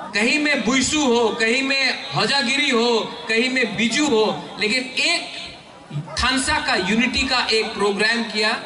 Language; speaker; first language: Hindi; non-native, local second language; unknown